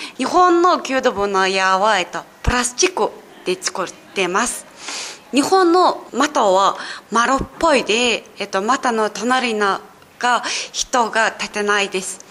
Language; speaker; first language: Japanese; non-native, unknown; Mongolian